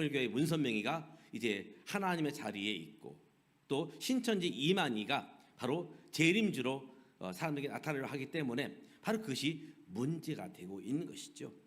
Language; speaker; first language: Korean; native; Korean